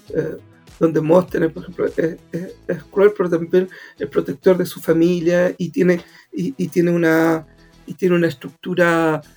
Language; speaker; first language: Spanish; native; Spanish